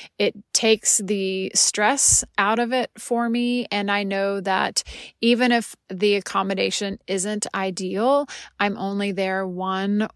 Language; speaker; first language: English; native; English